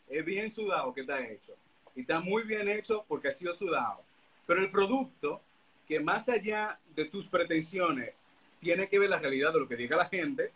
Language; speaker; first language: Spanish; native; Spanish